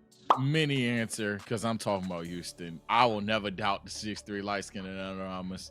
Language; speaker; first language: English; native; English